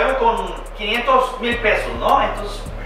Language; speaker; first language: Spanish; non-native, fluent; Korean